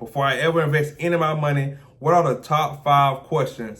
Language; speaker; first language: English; native; English